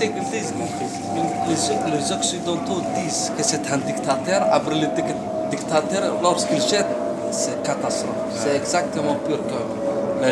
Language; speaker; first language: French; non-native, fluent; Somali